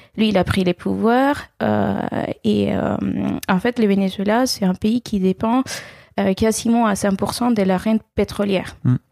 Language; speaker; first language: French; non-native, fluent; Spanish